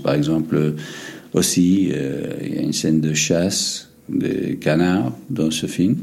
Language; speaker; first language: French; non-native, fluent; English